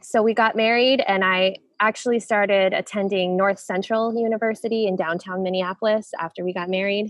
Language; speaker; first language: English; native; English